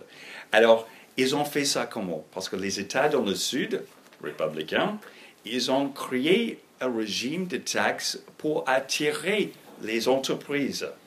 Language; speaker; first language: French; non-native, fluent; English